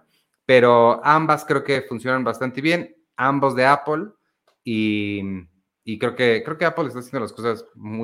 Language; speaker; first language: Spanish; native; Spanish